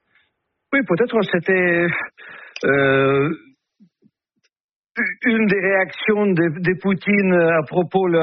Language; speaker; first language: French; non-native, fluent; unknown